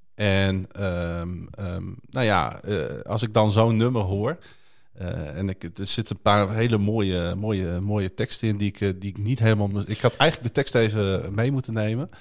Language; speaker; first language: Dutch; native; Dutch